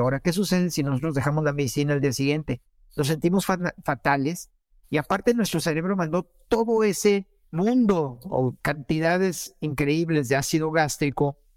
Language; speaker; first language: Spanish; native; Spanish